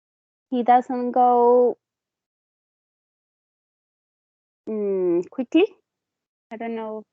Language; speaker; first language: English; non-native, learner; Spanish